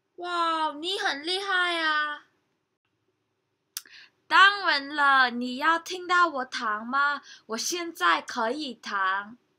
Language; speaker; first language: Chinese; non-native, learner; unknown